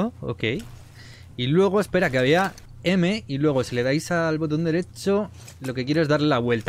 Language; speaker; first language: Spanish; native; Spanish